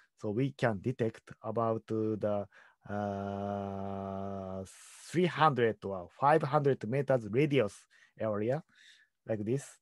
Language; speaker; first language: English; non-native, learner; Japanese